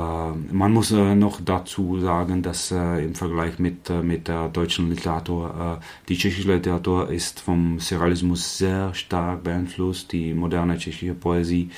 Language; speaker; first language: German; non-native, fluent; Czech